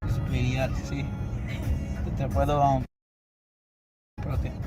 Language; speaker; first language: Spanish; early bilingual, heritage; English